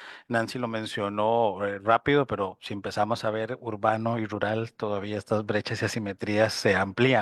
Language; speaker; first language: Spanish; native; Spanish